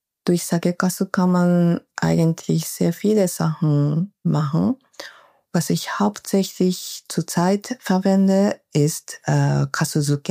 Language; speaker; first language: German; non-native, learner; Japanese